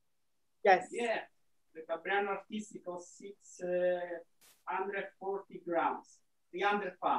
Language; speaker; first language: English; non-native, learner; Italian